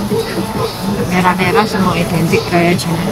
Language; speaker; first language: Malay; non-native, local second language; Javanese